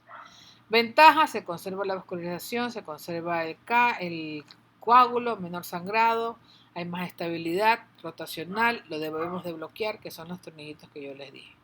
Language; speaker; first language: Spanish; native; Spanish